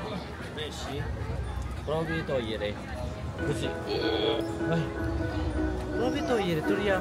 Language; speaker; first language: Italian; non-native, fluent; Filipino